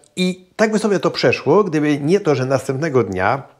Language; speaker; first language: Polish; native; Polish